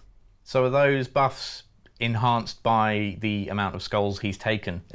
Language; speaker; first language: English; native; English